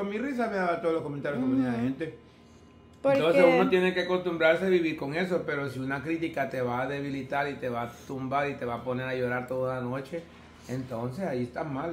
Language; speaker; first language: Spanish; native; Spanish